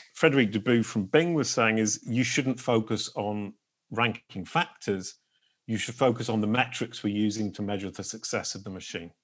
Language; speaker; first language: English; native; English